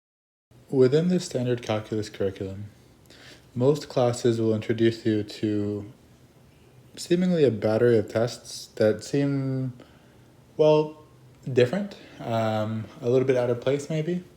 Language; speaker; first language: English; native; English